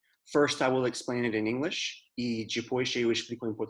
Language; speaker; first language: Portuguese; non-native, fluent; English